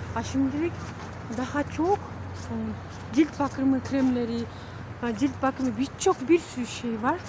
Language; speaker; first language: Turkish; non-native, learner; Kyrgyz